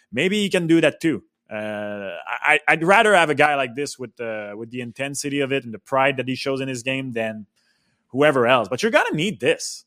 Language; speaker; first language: English; non-native, local second language; French